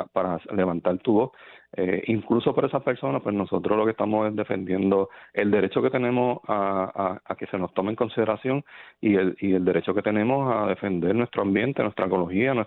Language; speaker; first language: Spanish; native; Spanish